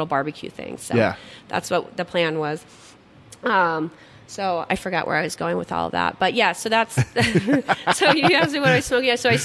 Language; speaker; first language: English; native; English